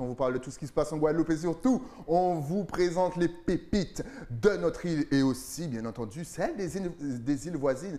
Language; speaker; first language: French; native; French